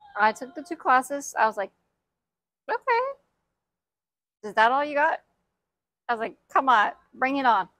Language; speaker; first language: English; native; English